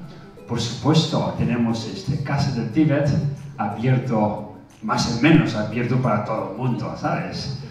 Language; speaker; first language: Spanish; non-native, fluent; Tibetan